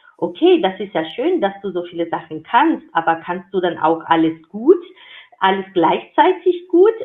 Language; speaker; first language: German; non-native, fluent; Georgian